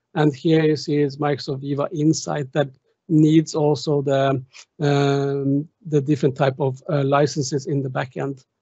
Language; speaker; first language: English; non-native, fluent; German